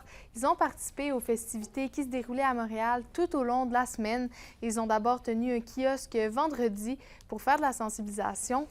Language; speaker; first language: French; native; French